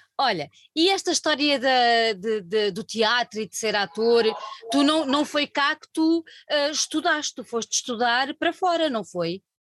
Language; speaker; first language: Portuguese; native; Portuguese